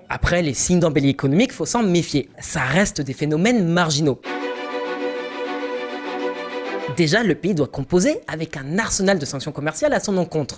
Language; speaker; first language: French; native; French